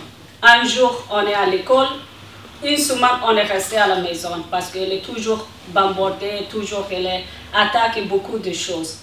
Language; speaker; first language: French; non-native, learner; Persian